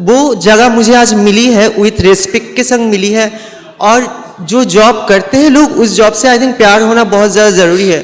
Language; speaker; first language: Hindi; non-native, local second language; Bangla